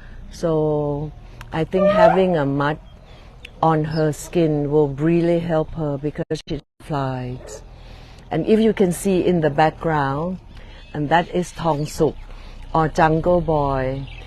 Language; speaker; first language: English; non-native, fluent; Thai